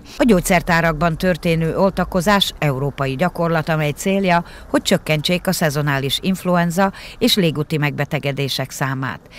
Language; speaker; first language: Hungarian; native; Hungarian